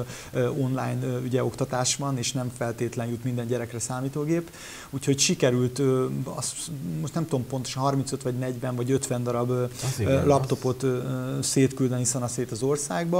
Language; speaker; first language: Hungarian; native; Hungarian